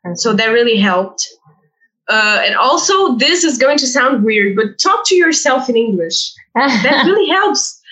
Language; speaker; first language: English; non-native, fluent; Portuguese